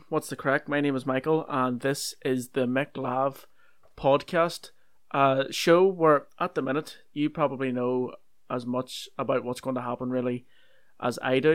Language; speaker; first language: English; native; English